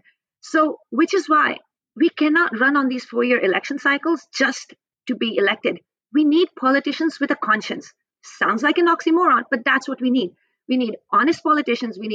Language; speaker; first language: English; non-native, local second language; Hindi